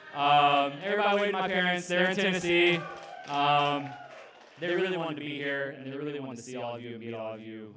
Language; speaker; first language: English; native; English